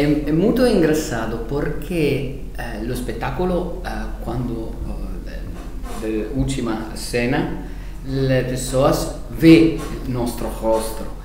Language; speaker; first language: Portuguese; non-native, learner; Italian